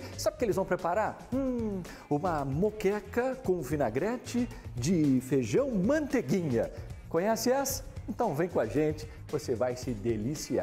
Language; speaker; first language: Portuguese; native; Portuguese